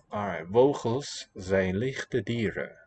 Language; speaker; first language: Dutch; non-native, learner; English